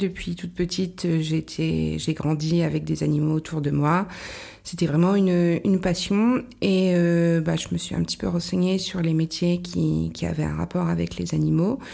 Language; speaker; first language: French; native; French